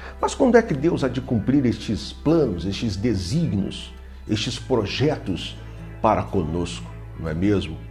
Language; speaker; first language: Portuguese; native; Portuguese